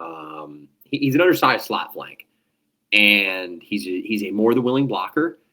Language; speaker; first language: English; native; English